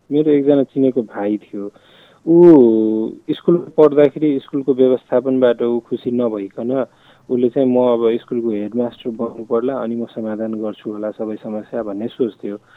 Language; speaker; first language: Nepali; non-native, local second language; Maithili